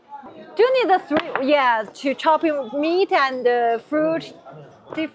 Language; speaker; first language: English; non-native, learner; Chinese